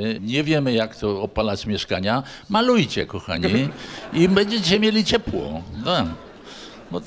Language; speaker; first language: Polish; native; Polish